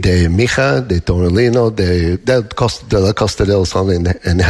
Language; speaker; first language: Spanish; non-native, learner; English